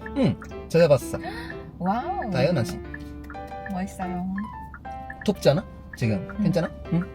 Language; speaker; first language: Korean; non-native, learner; Japanese